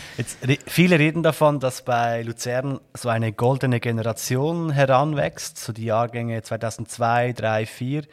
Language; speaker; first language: German; native; German